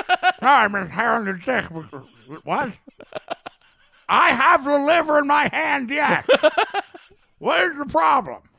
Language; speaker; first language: English; native; English